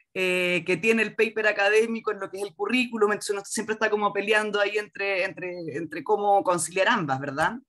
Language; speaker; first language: Spanish; native; Spanish